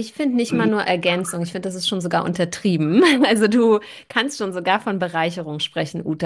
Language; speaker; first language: German; native; German